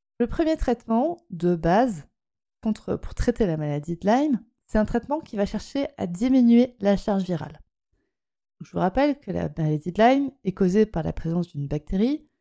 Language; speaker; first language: French; native; French